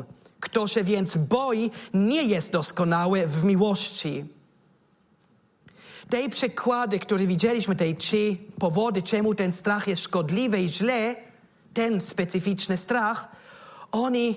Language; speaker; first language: Polish; non-native, learner; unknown